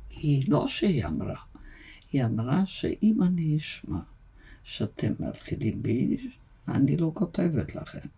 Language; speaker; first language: Hebrew; non-native, fluent; Yiddish